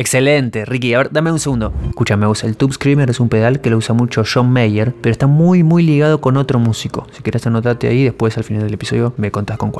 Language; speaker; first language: Spanish; native; Spanish